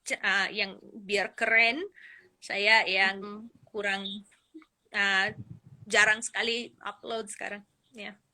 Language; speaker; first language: Indonesian; non-native, fluent; English